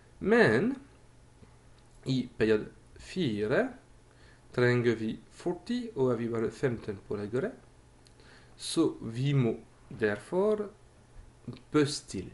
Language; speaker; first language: Norwegian; non-native, fluent; French